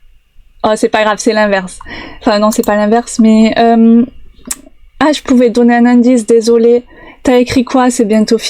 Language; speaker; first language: French; native; French